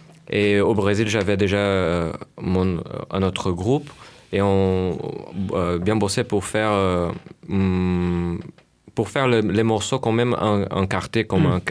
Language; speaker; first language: French; non-native, fluent; Portuguese